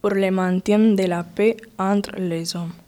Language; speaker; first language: French; non-native, local second language; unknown